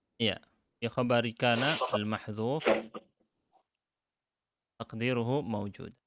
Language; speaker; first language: Arabic; non-native, fluent; Indonesian